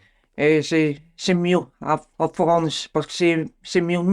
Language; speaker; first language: French; non-native, learner; Bulgarian